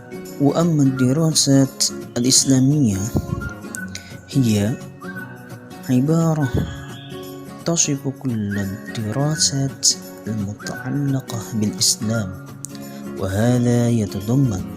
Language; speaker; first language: Arabic; non-native, learner; Indonesian